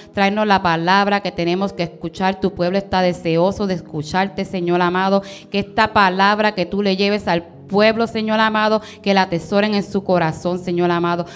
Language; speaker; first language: Spanish; early bilingual, heritage; Spanish